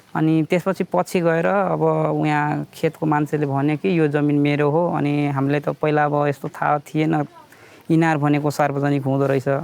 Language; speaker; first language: Nepali; non-native, local second language; Bhojpuri